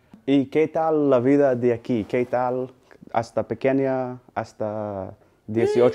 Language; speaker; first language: Spanish; non-native, learner; English